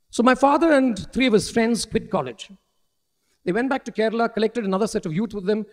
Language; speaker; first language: English; non-native, local second language; Malayalam